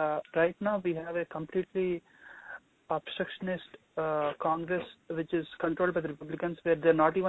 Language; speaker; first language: English; non-native, local second language; Telugu